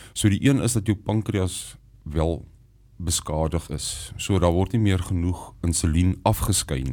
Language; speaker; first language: Afrikaans; native; Afrikaans